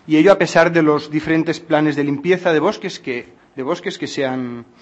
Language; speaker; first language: Spanish; non-native, local second language; Catalan